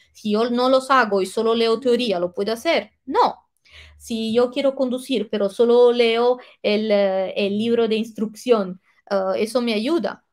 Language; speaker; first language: Spanish; non-native, fluent; Italian